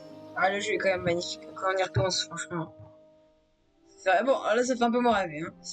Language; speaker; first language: French; native; French